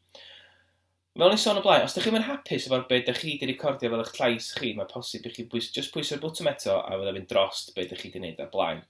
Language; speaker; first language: Welsh; native; Welsh